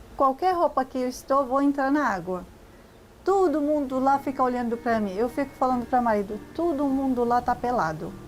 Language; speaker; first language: Portuguese; non-native, learner; Arabic